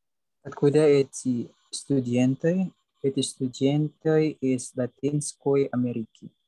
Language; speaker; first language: Russian; non-native, learner; Indonesian